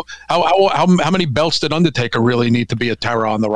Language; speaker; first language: English; native; English